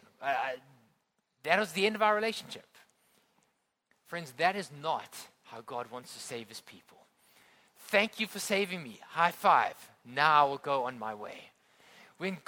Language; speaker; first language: English; native; English